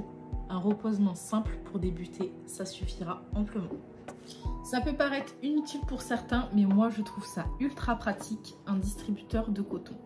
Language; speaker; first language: French; native; French